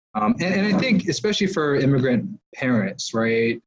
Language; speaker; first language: English; native; English